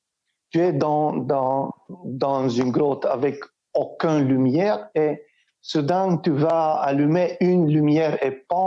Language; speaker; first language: French; non-native, fluent; Romanian